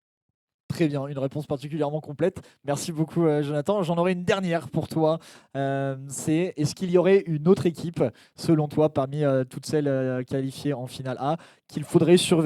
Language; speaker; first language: French; native; French